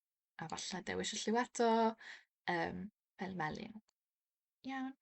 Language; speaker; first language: Welsh; non-native, fluent; English